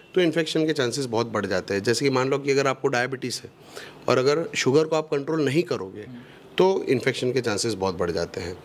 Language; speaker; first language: Hindi; non-native, local second language; Gujarati